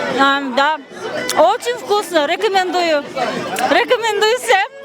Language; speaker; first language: Russian; non-native, fluent; Turkmen